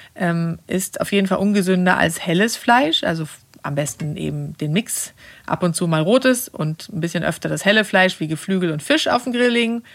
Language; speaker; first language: German; non-native, fluent; Swedish